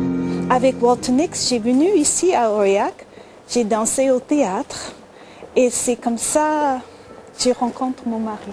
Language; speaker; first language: French; non-native, learner; English